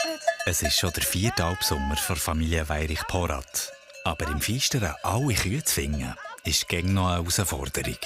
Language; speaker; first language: German; native; German